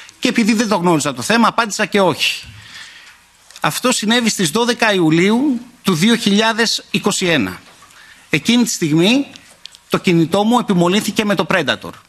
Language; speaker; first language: Greek; native; Greek